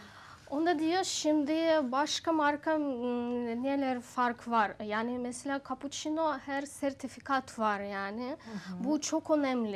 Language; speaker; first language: Turkish; non-native, learner; Russian